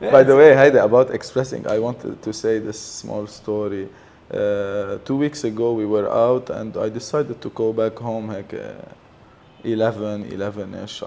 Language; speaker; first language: English; early bilingual, other home language; French